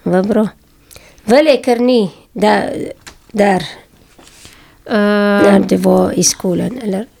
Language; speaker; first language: Swedish; non-native, learner; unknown